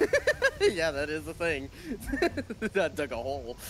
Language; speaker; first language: English; native; English